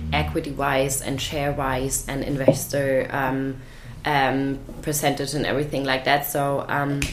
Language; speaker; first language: English; non-native, fluent; German